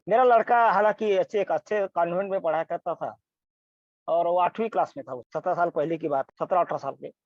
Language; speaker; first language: Hindi; non-native, local second language; Marathi